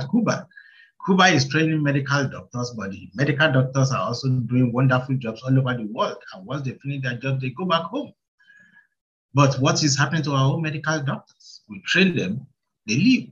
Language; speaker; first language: English; non-native, local second language; Yoruba